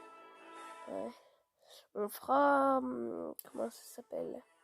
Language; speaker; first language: French; native; French